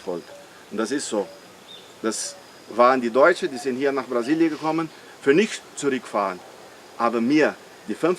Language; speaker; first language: German; early bilingual, heritage; Portuguese